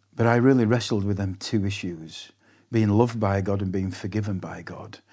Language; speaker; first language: English; native; English